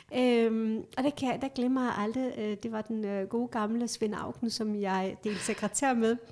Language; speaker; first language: Danish; early bilingual, other home language; Kurdish